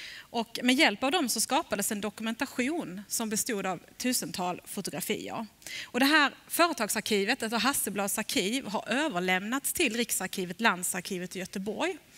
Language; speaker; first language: Swedish; native; Swedish